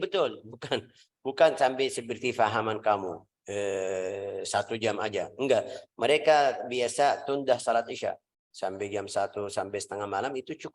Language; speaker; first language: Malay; non-native, fluent; Arabic